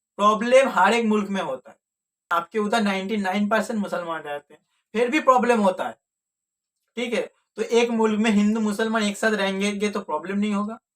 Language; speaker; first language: Hindi; native; Hindi